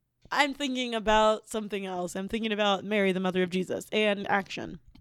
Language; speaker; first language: English; native; English